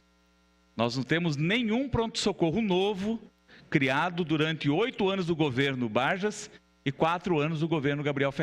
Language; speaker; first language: Portuguese; native; Portuguese